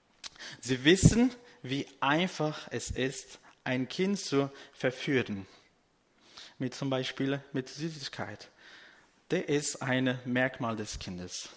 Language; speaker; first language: German; non-native, fluent; Portuguese